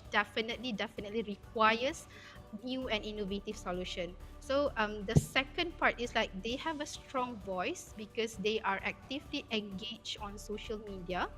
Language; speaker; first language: English; non-native, fluent; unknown